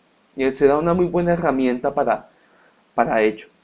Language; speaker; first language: Spanish; native; Spanish